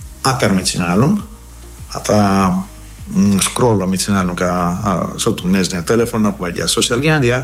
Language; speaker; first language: Hungarian; non-native, learner; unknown